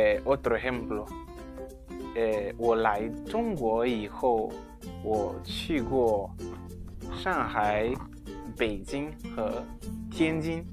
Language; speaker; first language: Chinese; non-native, fluent; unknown